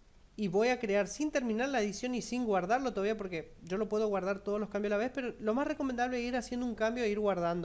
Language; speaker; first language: Spanish; native; Spanish